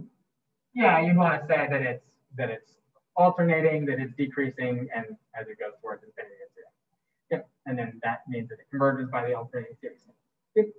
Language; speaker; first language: English; native; English